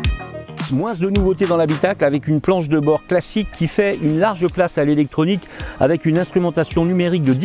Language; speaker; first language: French; native; French